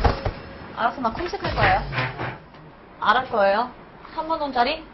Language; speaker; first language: Korean; non-native, learner; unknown